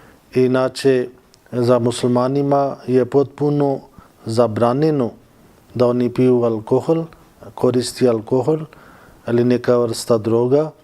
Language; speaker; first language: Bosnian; non-native, learner; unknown